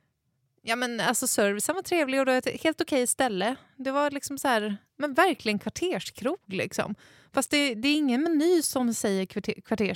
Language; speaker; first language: Swedish; native; Swedish